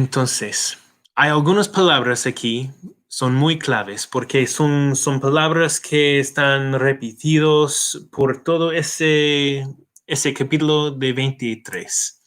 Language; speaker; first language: Spanish; non-native, fluent; English